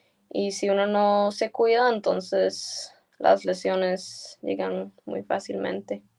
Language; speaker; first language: Spanish; early bilingual, heritage; Spanish